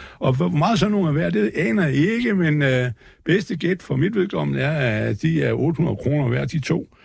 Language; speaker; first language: Danish; native; Danish